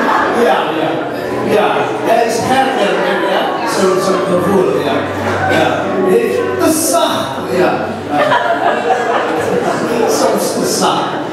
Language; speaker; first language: Dutch; non-native, fluent; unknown